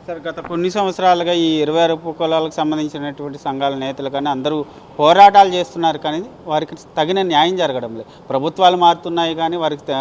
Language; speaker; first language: Telugu; native; Telugu